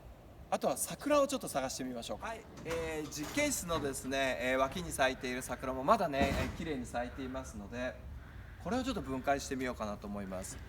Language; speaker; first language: Japanese; native; Japanese